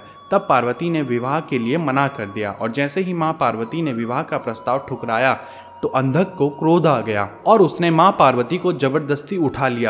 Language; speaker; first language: Hindi; native; Hindi